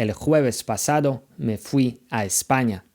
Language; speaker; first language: Spanish; non-native, fluent; Polish